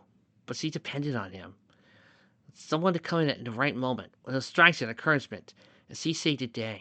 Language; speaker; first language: English; native; English